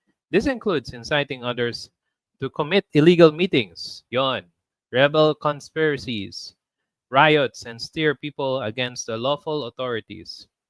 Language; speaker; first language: English; non-native, local second language; Filipino